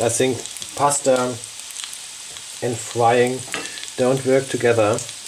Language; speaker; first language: English; non-native, fluent; German